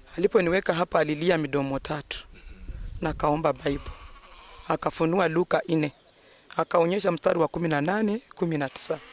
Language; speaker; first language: Swahili; non-native, local second language; Luyia